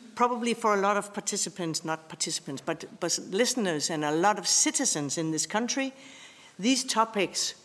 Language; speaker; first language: English; non-native, fluent; Danish